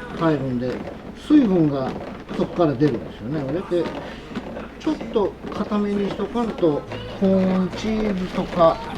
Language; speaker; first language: Japanese; native; Japanese